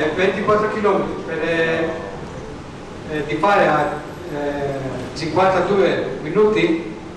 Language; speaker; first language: Italian; non-native, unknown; Greek